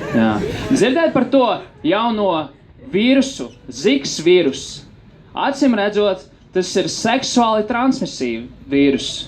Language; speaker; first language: Latvian; non-native, local second language; Russian